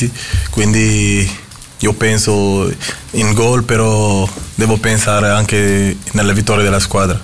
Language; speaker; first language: Italian; non-native, fluent; Portuguese